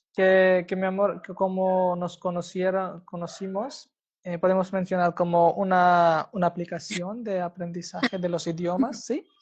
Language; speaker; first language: Spanish; non-native, fluent; Hindi